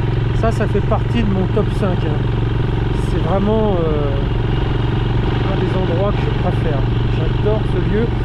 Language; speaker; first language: French; native; French